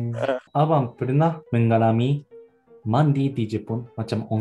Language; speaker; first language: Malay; non-native, learner; Japanese